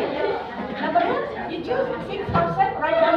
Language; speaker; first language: English; non-native, learner; Indonesian